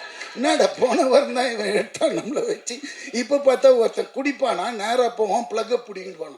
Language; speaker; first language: Tamil; native; Tamil